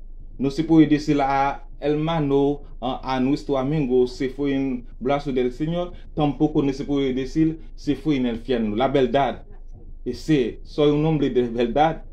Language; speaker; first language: Spanish; non-native, learner; Haitian Creole